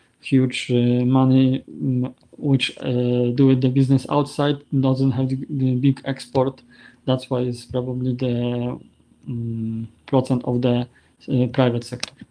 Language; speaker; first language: English; non-native, learner; Polish